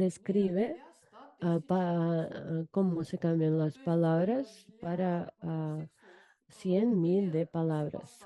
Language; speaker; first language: Spanish; non-native, fluent; Russian